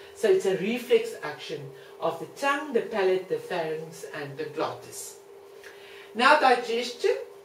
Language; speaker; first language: English; non-native, local second language; Afrikaans